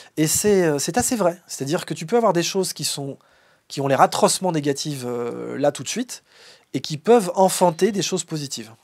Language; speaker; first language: French; native; French